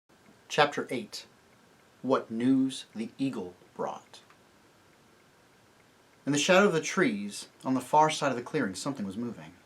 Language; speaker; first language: English; native; English